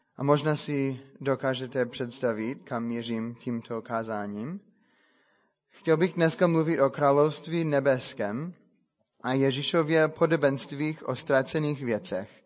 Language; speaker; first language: Czech; non-native, fluent; English